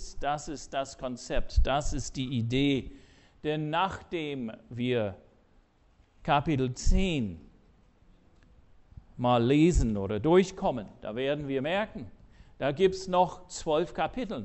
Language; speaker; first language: German; non-native, fluent; English